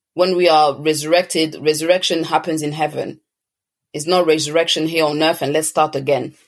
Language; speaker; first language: English; early bilingual, other home language; French